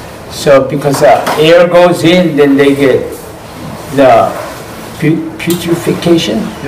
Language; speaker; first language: English; non-native, fluent; Korean